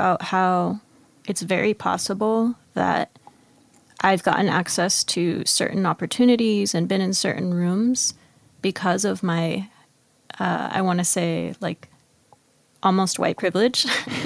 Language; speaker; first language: English; early bilingual, other home language; Spanish